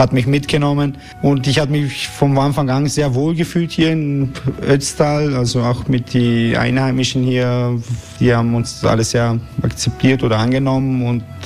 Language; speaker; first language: German; native; German